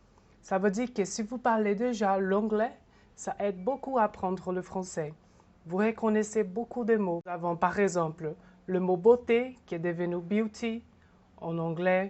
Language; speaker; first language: French; non-native, fluent; Portuguese